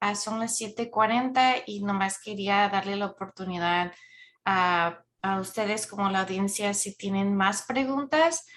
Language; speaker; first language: Spanish; early bilingual, heritage; Spanish